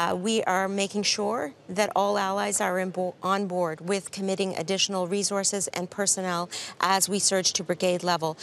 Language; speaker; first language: English; native; English